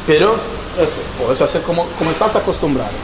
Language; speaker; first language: Spanish; non-native, learner; Portuguese